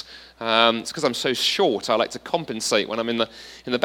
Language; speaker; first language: English; native; English